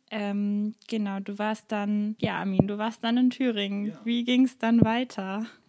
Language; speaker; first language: German; native; German